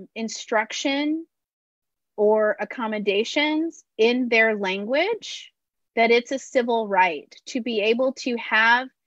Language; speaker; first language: English; early bilingual, other home language; Spanish